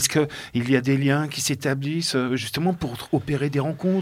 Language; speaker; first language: French; native; French